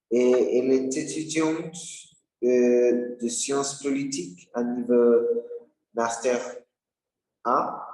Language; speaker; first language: French; non-native, learner; Spanish